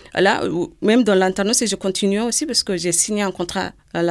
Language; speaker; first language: French; non-native, learner; Arabic